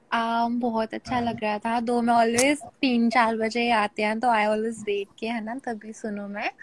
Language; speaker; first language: Hindi; native; Hindi